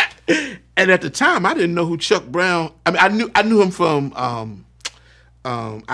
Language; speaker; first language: English; native; English